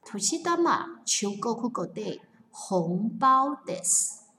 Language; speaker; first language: Japanese; non-native, fluent; Chinese